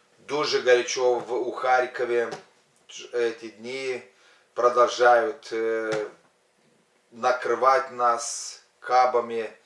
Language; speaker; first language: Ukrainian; non-native, local second language; Russian